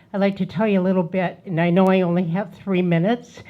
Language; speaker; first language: English; native; English